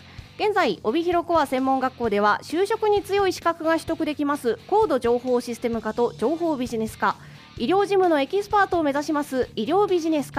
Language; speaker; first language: Japanese; native; Japanese